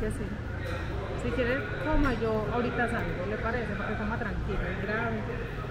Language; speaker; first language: Spanish; native; Spanish